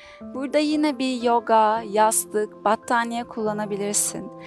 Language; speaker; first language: Turkish; native; Turkish